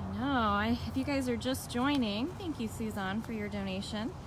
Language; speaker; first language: English; native; English